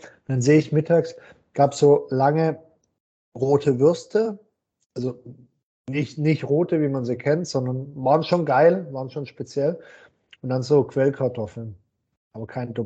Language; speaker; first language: German; native; German